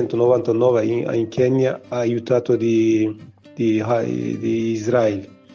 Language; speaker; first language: Italian; non-native, learner; Kurdish